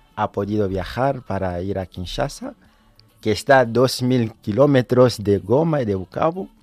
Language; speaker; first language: Spanish; non-native, fluent; French